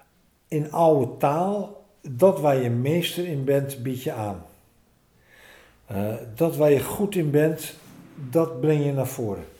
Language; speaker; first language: Dutch; native; Dutch